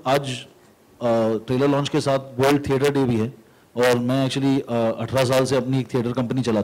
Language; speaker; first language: Hindi; native; Hindi